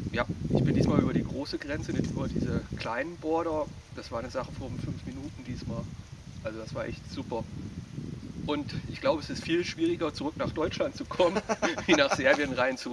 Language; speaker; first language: German; native; German